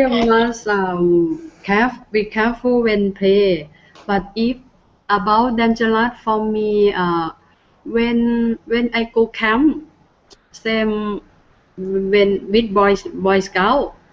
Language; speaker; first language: English; non-native, learner; Thai